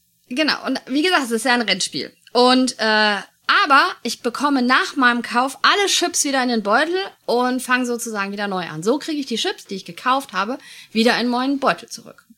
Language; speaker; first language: German; native; German